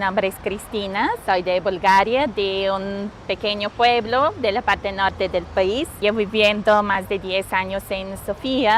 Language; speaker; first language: Spanish; non-native, fluent; Bulgarian